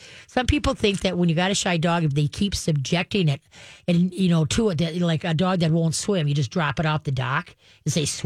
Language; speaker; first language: English; native; English